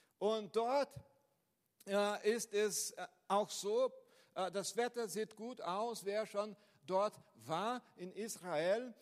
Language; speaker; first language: German; non-native, fluent; Portuguese